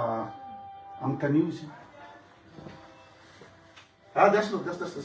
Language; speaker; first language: German; non-native, fluent; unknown